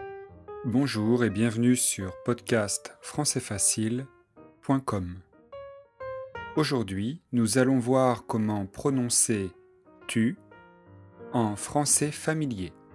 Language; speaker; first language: French; native; French